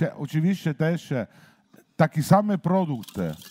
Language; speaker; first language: Polish; non-native, learner; Italian